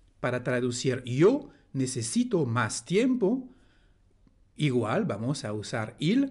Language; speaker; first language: Spanish; non-native, fluent; French